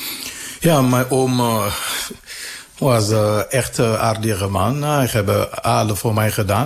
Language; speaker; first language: Dutch; non-native, learner; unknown